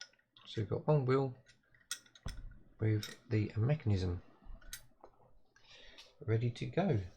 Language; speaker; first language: English; native; English